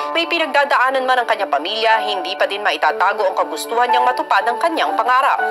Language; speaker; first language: Filipino; native; Filipino